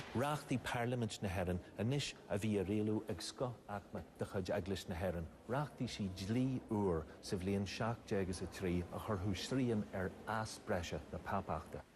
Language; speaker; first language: Irish; native; Irish